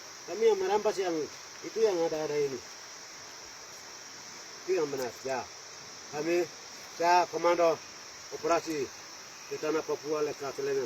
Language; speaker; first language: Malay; non-native, local second language; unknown